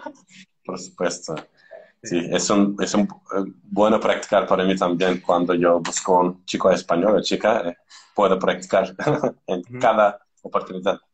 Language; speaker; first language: Spanish; non-native, learner; Turkish